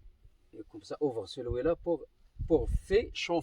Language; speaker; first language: French; non-native, learner; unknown